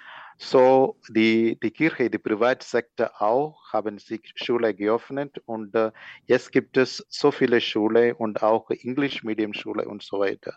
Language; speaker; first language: German; non-native, learner; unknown